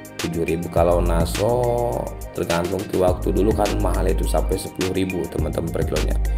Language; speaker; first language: Indonesian; non-native, local second language; Sundanese